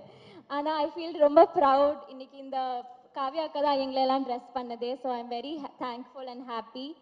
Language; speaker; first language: Tamil; non-native, learner; Malayalam